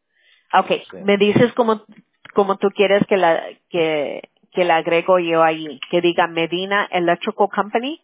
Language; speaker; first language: Spanish; early bilingual, heritage; English